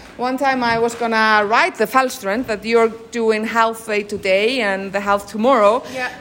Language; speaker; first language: English; non-native, fluent; Danish